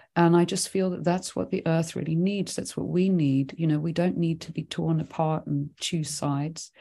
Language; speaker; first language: English; early bilingual, other home language; Swedish